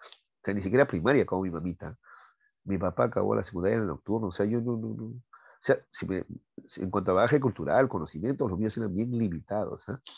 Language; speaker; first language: Spanish; native; Spanish